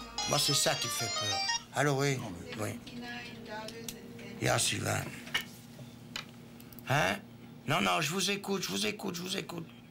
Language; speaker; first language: French; native; French